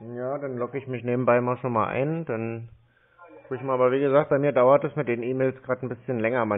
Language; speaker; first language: German; native; German